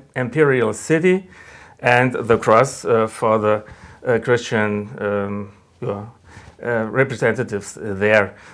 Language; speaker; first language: English; non-native, fluent; German